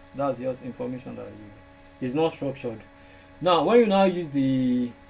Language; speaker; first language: English; non-native, local second language; Yoruba